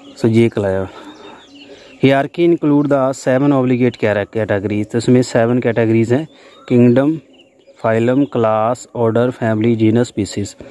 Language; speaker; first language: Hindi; non-native, local second language; Punjabi